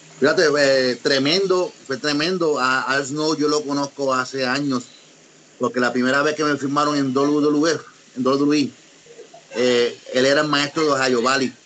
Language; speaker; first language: Spanish; native; Spanish